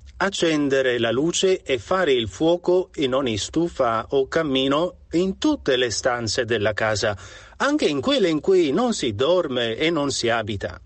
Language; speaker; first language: Italian; non-native, fluent; Romanian